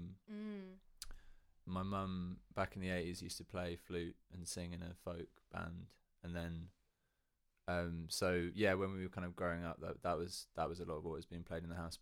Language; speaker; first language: English; native; English